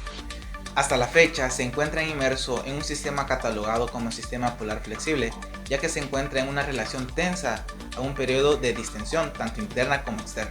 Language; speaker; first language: Spanish; native; Spanish